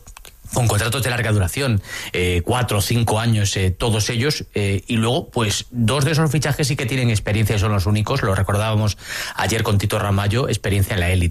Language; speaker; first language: Spanish; native; Spanish